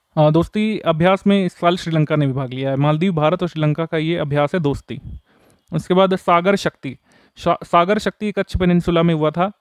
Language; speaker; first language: Hindi; native; Hindi